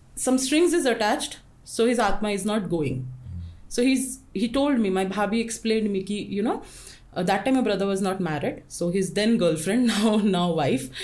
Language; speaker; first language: English; non-native, local second language; Hindi